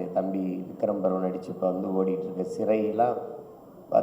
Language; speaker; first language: Tamil; native; Tamil